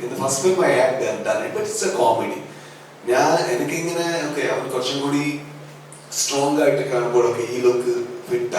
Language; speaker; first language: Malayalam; non-native, learner; Kannada